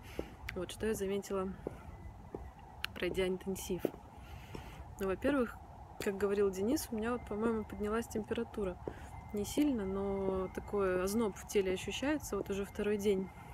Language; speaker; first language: Russian; native; Russian